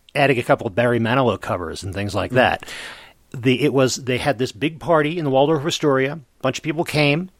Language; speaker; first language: English; native; English